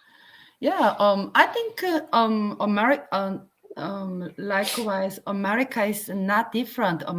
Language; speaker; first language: English; non-native, learner; Korean